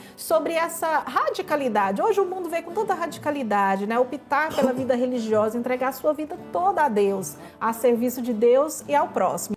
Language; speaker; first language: Portuguese; native; Portuguese